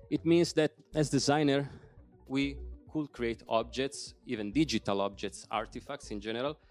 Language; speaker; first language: English; non-native, fluent; Italian